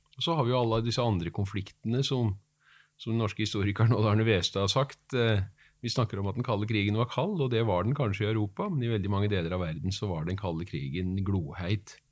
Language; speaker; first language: Norwegian; native; Norwegian